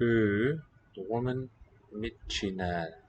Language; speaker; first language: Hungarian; non-native, learner; English